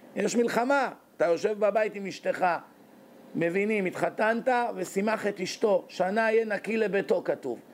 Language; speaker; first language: Hebrew; native; Hebrew